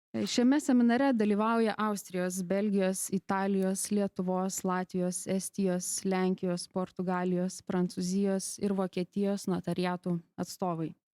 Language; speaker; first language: Lithuanian; native; Lithuanian